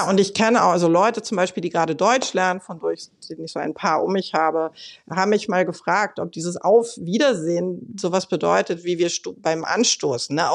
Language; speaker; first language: German; native; German